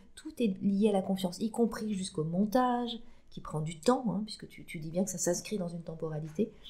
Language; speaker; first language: French; native; French